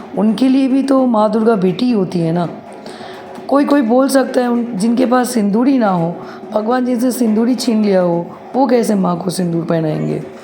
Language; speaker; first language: Hindi; non-native, local second language; Bangla